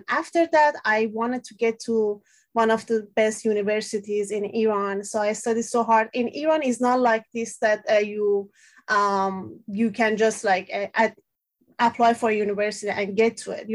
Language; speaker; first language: English; non-native, fluent; Persian